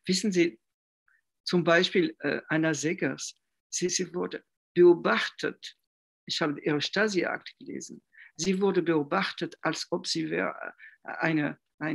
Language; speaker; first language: German; non-native, fluent; French